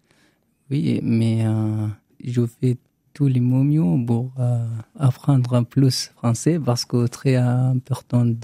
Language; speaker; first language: French; non-native, learner; Arabic